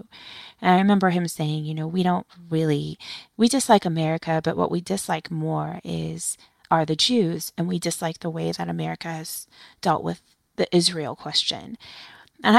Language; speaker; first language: English; native; English